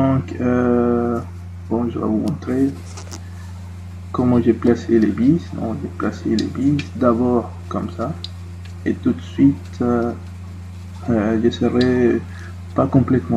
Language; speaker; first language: French; non-native, fluent; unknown